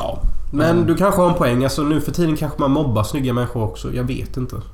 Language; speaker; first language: Swedish; native; Swedish